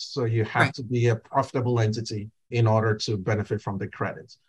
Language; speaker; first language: English; non-native, local second language; Igbo